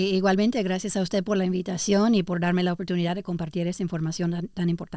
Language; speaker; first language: Spanish; early bilingual, heritage; English